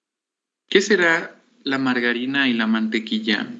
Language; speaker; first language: Spanish; native; Spanish